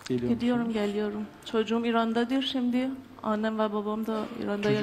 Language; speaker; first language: Turkish; non-native, learner; Persian